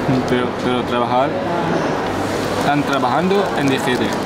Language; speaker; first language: Spanish; non-native, learner; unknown